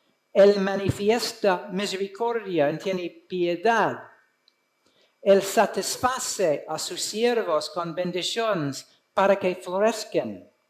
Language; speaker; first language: Spanish; non-native, fluent; English